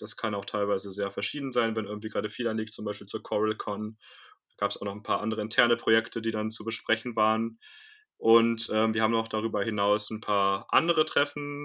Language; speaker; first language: German; native; German